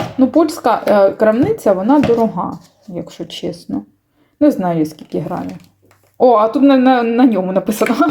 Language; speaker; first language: Ukrainian; non-native, local second language; Russian